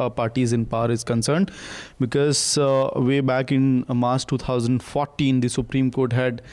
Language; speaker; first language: English; non-native, local second language; Hindi